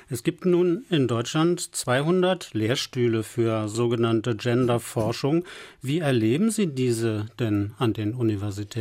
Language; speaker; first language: German; native; German